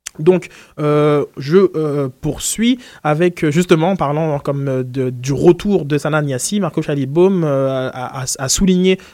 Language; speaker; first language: French; native; French